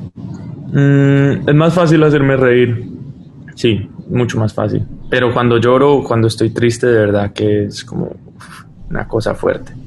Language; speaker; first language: Spanish; early bilingual, heritage; Spanish